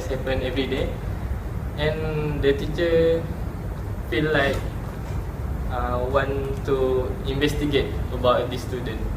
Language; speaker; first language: English; non-native, local second language; Malay